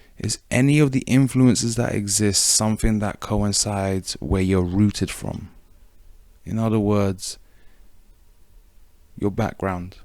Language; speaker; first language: English; native; English